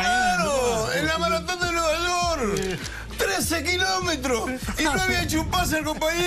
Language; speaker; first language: Spanish; native; Spanish